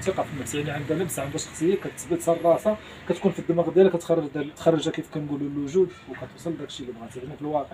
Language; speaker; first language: Arabic; native; Arabic